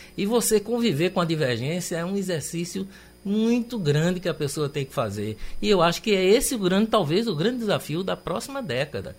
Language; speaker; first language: Portuguese; native; Portuguese